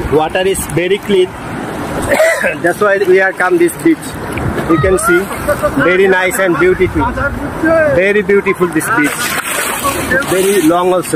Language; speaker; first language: English; non-native, learner; Bangla